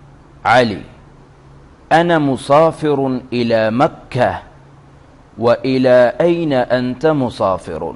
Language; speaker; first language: Arabic; non-native, fluent; Urdu